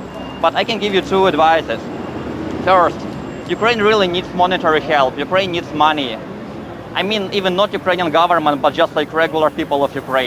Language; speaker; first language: English; non-native, fluent; Russian